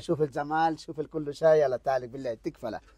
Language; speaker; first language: Arabic; non-native, learner; Bangla